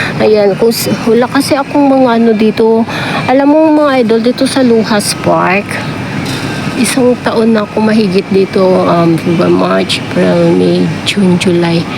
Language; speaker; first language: Filipino; non-native, local second language; Cebuano